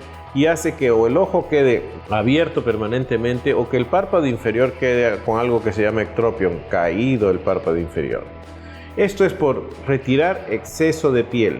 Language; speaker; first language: Spanish; native; Spanish